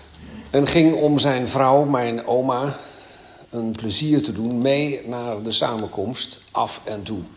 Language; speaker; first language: Dutch; native; Dutch